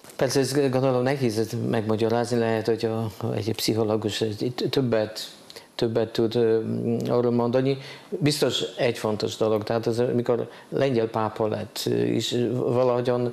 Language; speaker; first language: Hungarian; non-native, fluent; Polish